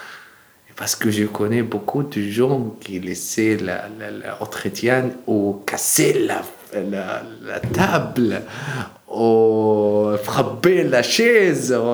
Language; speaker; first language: French; non-native, learner; Arabic